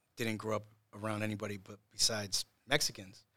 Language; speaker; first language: English; native; English